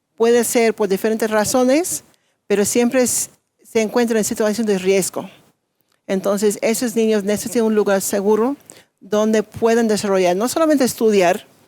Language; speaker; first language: Spanish; non-native, fluent; English